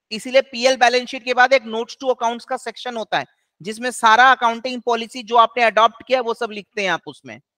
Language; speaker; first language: Hindi; native; Hindi